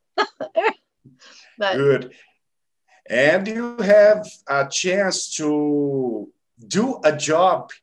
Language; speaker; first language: English; non-native, learner; Portuguese